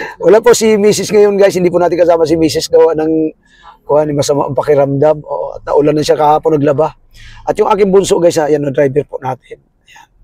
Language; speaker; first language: Filipino; non-native, local second language; Cebuano